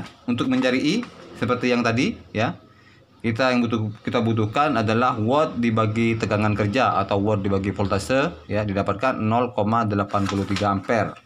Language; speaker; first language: Indonesian; native; Indonesian